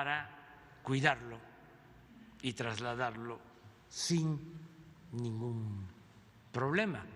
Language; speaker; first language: Spanish; native; Spanish